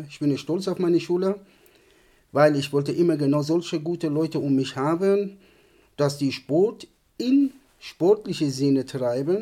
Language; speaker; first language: German; non-native, fluent; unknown